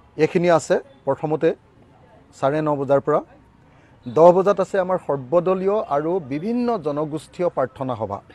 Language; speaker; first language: Assamese; native; Assamese